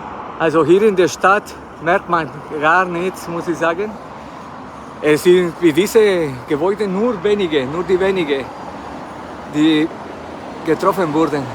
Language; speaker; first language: German; non-native, fluent; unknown